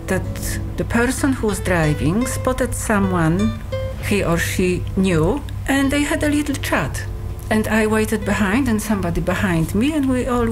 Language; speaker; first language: English; non-native, fluent; Polish